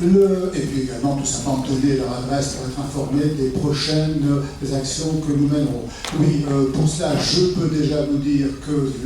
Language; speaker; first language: French; native; French